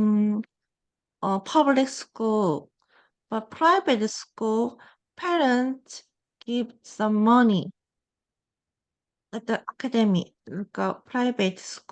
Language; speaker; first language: English; non-native, learner; Korean